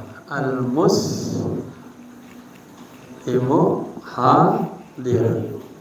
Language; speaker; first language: Arabic; non-native, fluent; Indonesian